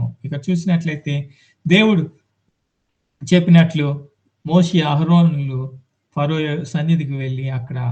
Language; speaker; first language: Telugu; native; Telugu